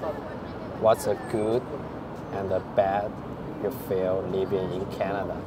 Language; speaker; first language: English; non-native, fluent; Chinese